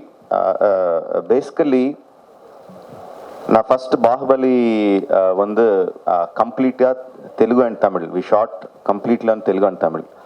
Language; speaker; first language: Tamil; non-native, local second language; Telugu